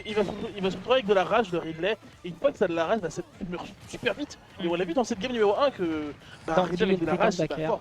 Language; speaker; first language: French; native; French